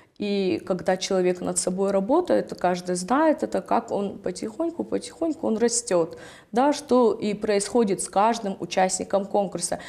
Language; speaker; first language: Russian; non-native, local second language; Ossetic